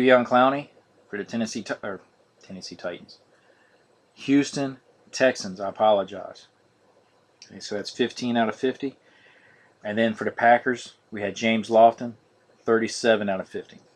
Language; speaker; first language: English; native; English